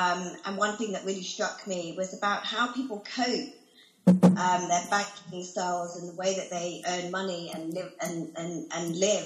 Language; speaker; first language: English; native; English